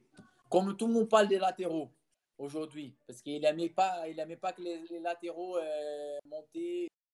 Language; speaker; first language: French; non-native, fluent; Portuguese